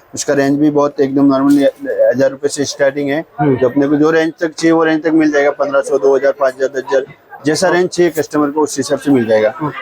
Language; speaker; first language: Hindi; non-native, local second language; Marathi